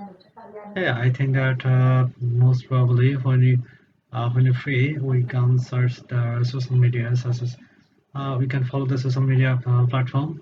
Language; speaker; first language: English; non-native, learner; Bangla